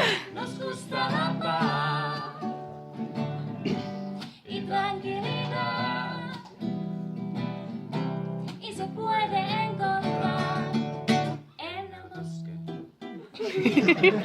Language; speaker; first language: Spanish; non-native, learner; Finnish